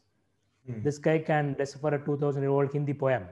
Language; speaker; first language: English; non-native, local second language; Tamil